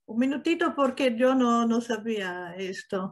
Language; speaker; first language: Spanish; non-native, learner; Italian